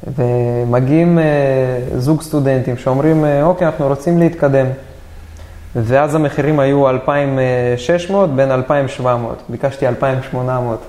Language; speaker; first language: Hebrew; native; Hebrew